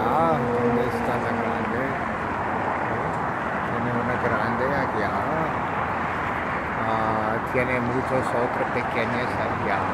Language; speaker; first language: Spanish; non-native, learner; English